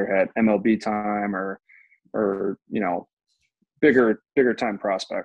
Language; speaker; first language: English; native; English